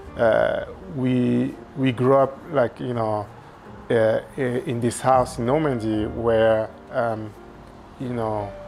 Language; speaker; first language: English; non-native, fluent; French